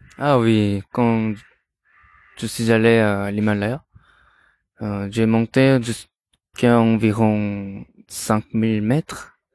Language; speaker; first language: French; non-native, learner; Korean